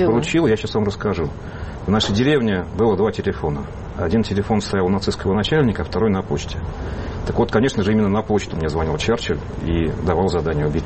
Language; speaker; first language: Russian; native; Russian